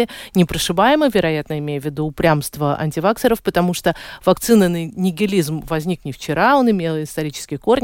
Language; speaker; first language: Russian; native; Russian